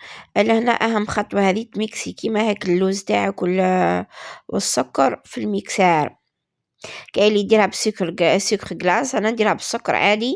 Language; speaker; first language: Arabic; native; Arabic